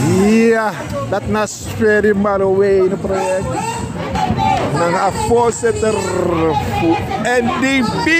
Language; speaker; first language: Dutch; non-native, local second language; Sranan Tongo